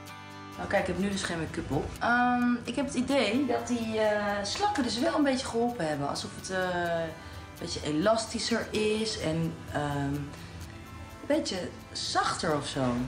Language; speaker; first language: Dutch; native; Dutch